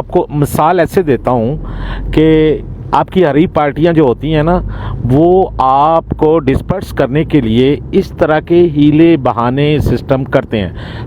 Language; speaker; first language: Hindi; non-native, learner; Bangla